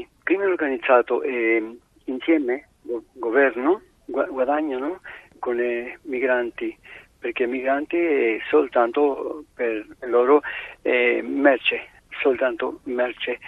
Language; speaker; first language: Italian; non-native, learner; Spanish